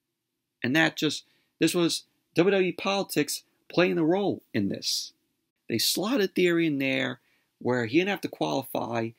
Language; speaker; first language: English; native; English